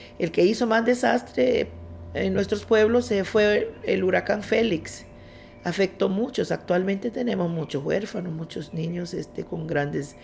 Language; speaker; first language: Spanish; non-native, local second language; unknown